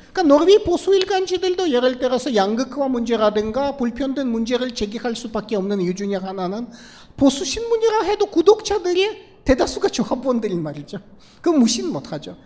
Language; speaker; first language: Korean; non-native, fluent; Russian